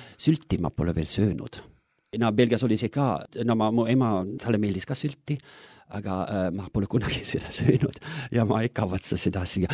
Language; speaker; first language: Estonian; non-native, fluent; German